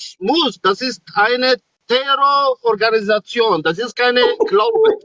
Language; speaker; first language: German; non-native, learner; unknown